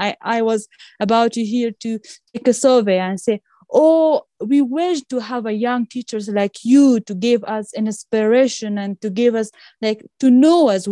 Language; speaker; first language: English; non-native, fluent; Persian